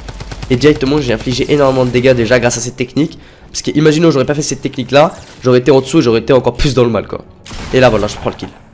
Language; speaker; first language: French; native; French